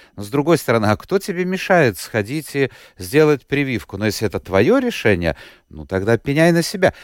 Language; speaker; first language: Russian; native; Russian